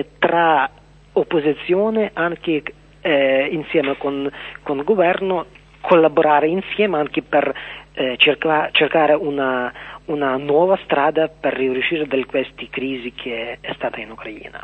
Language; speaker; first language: Italian; non-native, learner; Ukrainian